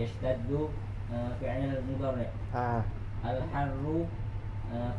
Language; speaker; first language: Arabic; non-native, learner; Indonesian